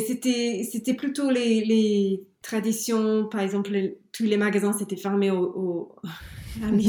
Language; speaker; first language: French; non-native, learner; English